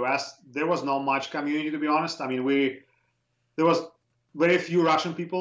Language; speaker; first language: English; non-native, fluent; Russian